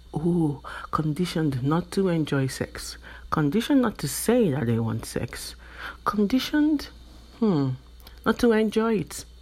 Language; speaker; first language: English; non-native, local second language; Yoruba